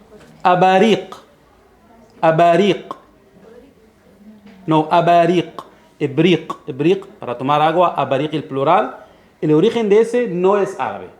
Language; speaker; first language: Spanish; non-native, fluent; Arabic